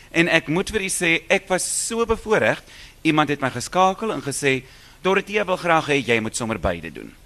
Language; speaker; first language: Afrikaans; native; Afrikaans